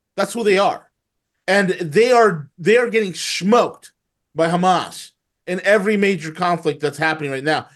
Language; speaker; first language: English; native; English